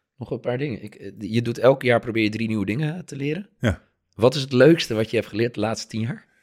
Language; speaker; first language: Dutch; native; Dutch